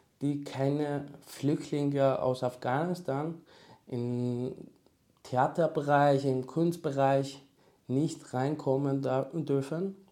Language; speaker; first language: German; non-native, learner; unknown